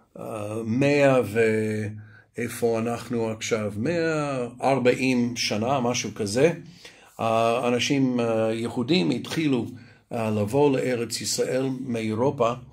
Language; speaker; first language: Hebrew; non-native, fluent; Russian